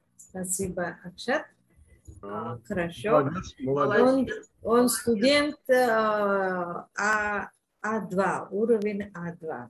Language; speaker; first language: Russian; non-native, fluent; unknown